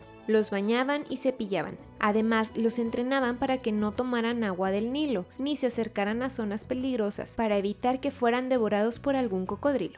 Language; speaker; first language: Spanish; native; Spanish